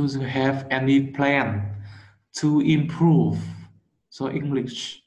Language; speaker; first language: English; non-native, learner; Vietnamese